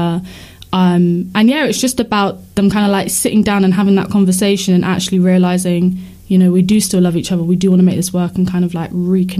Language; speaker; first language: English; native; English